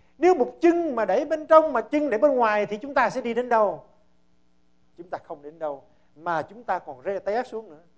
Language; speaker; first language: Vietnamese; early bilingual, heritage; Vietnamese